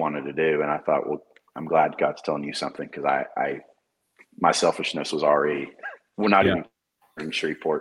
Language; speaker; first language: English; native; English